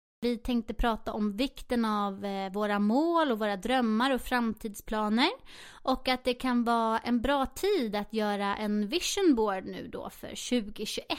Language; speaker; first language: Swedish; native; Swedish